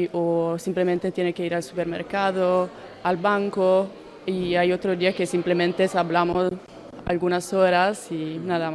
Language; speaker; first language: Spanish; non-native, learner; Italian